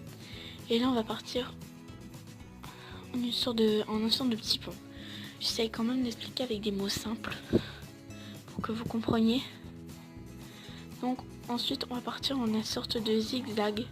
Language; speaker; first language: French; native; French